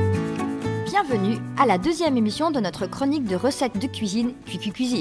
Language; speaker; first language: French; native; French